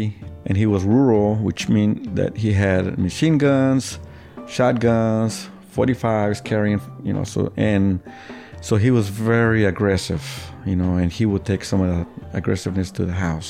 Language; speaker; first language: English; early bilingual, other home language; Spanish